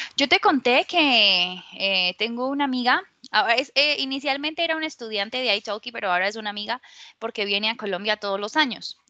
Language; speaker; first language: Spanish; native; Spanish